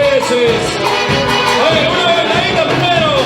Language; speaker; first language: Spanish; native; Spanish